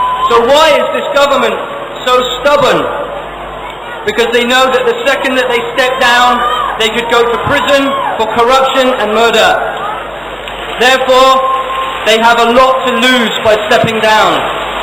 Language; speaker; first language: English; native; English